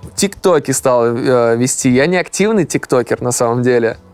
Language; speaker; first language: Russian; native; Russian